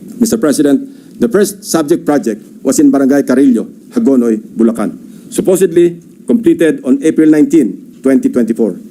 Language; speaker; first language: English; non-native, local second language; Filipino